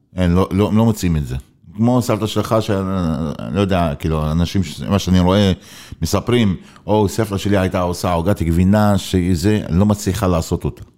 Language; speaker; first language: Hebrew; non-native, local second language; Arabic